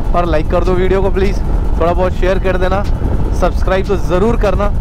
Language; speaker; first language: Hindi; non-native, local second language; Odia